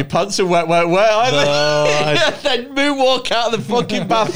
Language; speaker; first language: English; native; English